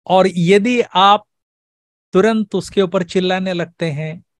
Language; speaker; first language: Hindi; native; Hindi